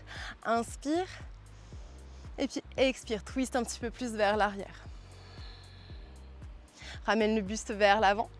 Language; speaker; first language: French; native; French